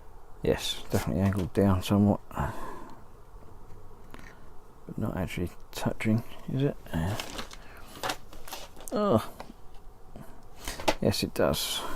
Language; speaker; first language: English; native; English